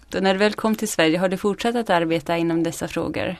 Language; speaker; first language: Swedish; native; Swedish